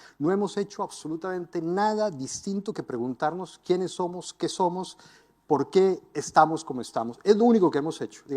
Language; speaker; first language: Spanish; native; Spanish